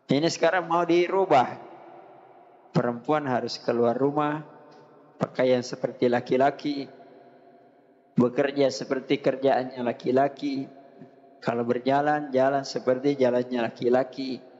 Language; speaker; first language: Indonesian; native; Indonesian